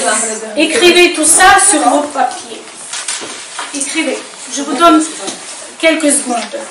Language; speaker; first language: French; non-native, fluent; Ukrainian